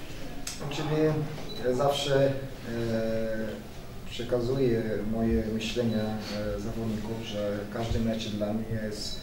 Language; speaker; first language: Polish; non-native, fluent; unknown